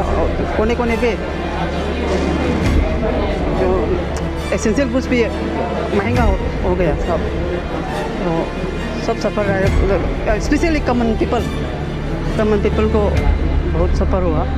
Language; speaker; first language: Hindi; non-native, learner; Manipuri